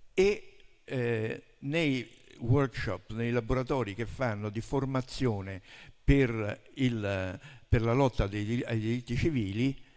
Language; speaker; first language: Italian; native; Italian